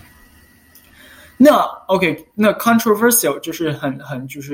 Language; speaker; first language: English; non-native, fluent; Chinese